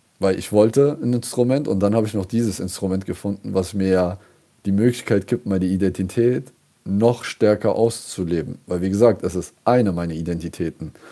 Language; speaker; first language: German; early bilingual, other home language; Kurdish